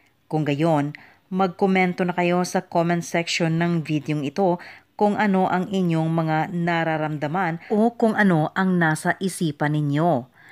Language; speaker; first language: Filipino; native; Filipino